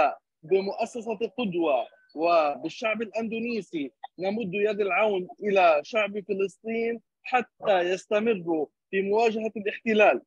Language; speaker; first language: Arabic; native; Arabic